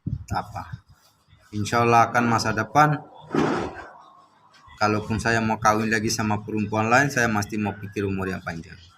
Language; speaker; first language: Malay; non-native, learner; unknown